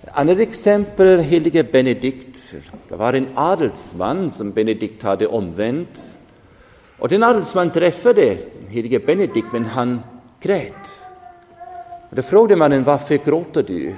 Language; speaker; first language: Swedish; non-native, fluent; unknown